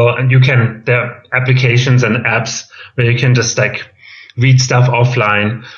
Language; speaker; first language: English; non-native, fluent; German